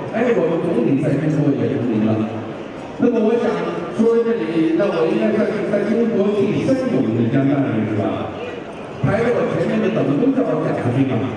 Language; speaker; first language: Chinese; non-native, fluent; English